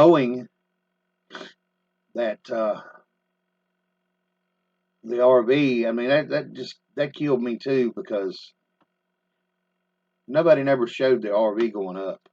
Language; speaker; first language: English; native; English